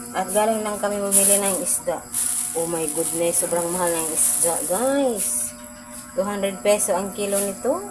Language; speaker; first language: Filipino; non-native, local second language; Cebuano